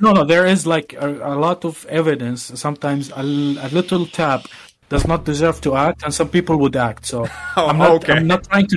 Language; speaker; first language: English; non-native, fluent; Arabic